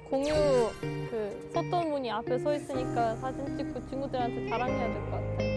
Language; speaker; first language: Korean; non-native, fluent; German